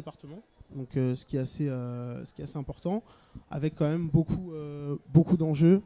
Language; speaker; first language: French; native; French